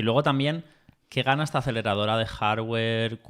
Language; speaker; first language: Spanish; native; Spanish